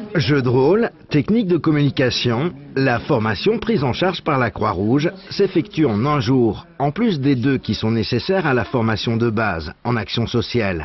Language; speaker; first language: French; native; French